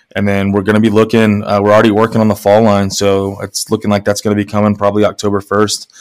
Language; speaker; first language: English; native; English